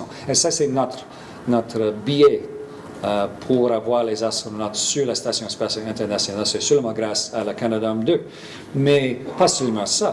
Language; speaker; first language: French; non-native, fluent; English